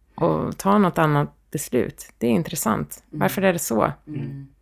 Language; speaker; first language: Swedish; early bilingual, heritage; Swedish